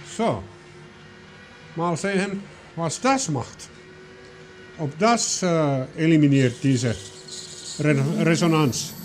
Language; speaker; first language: German; non-native, learner; Finnish